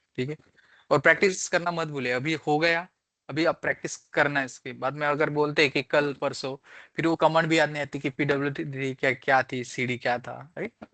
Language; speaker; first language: Hindi; non-native, local second language; Marathi